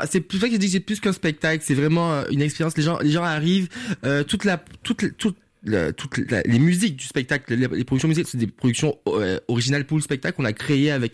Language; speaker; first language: French; non-native, local second language; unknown